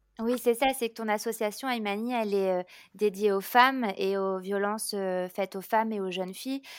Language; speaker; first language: French; native; French